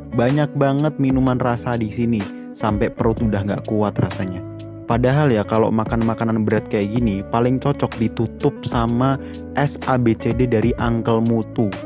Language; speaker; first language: Indonesian; native; Indonesian